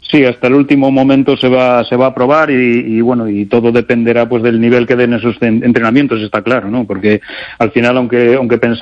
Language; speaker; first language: Spanish; native; Spanish